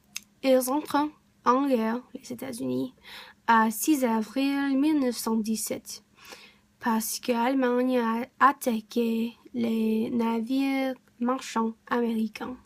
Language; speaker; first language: French; non-native, learner; English